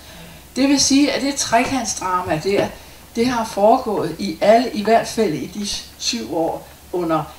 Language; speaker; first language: Danish; native; Danish